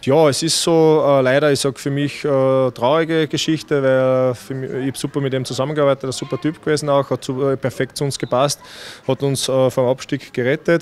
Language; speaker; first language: German; native; German